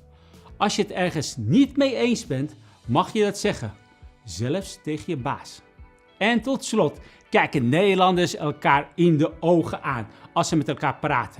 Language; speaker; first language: Dutch; non-native, fluent; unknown